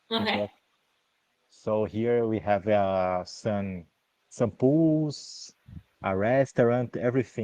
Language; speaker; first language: English; non-native, learner; Portuguese